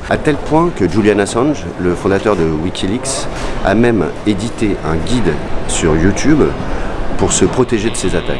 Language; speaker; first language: French; native; French